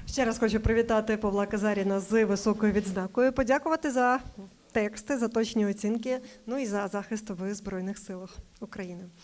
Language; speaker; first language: Ukrainian; native; Ukrainian